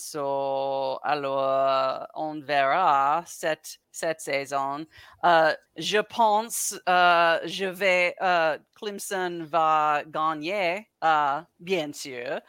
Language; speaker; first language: French; non-native, learner; English